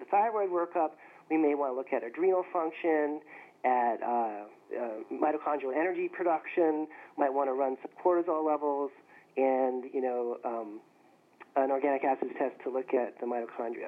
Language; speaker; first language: English; native; English